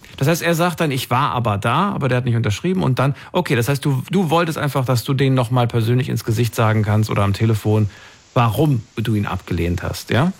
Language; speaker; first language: German; native; German